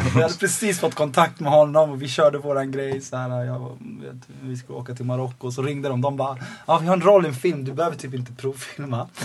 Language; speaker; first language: Swedish; native; Swedish